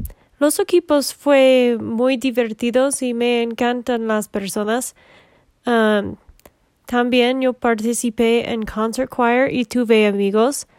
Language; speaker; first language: Spanish; non-native, learner; English